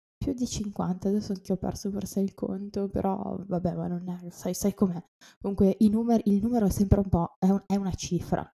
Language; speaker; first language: Italian; native; Italian